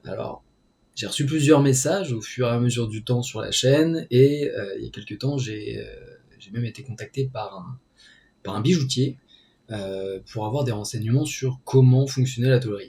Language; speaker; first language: French; native; French